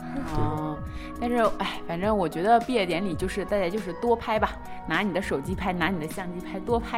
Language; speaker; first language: Chinese; native; Chinese